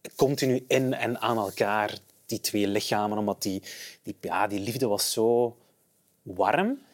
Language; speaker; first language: Dutch; native; Dutch